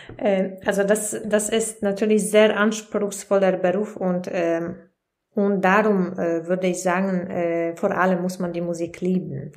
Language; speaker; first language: German; non-native, fluent; Polish